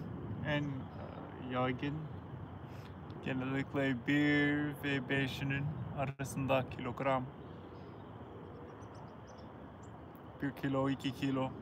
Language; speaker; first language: Turkish; non-native, learner; English